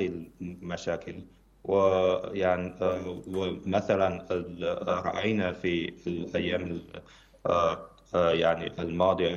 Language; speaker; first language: Arabic; non-native, fluent; Chinese